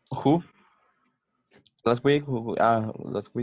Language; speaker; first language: English; non-native, learner; Spanish